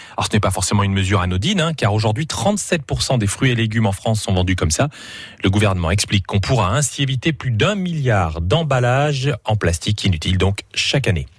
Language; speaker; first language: French; native; French